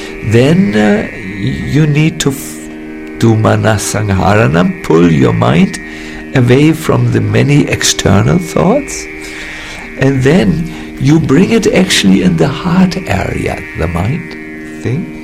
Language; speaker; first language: English; non-native, fluent; German